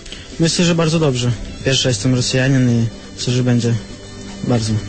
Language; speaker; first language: Polish; non-native, learner; Russian